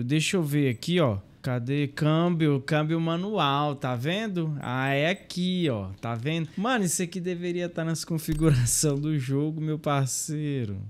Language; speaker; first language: Portuguese; native; Portuguese